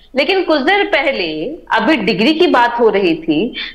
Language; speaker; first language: Hindi; native; Hindi